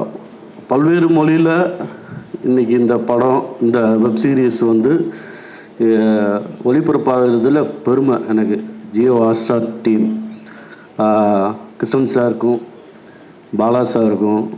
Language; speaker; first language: Tamil; native; Tamil